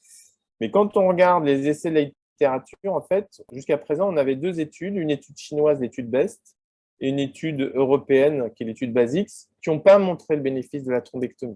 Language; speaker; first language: French; native; French